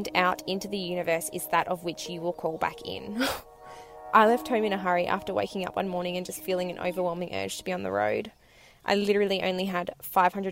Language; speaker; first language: English; native; English